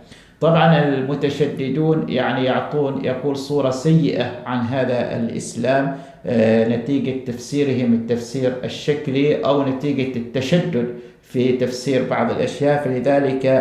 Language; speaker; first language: Arabic; native; Arabic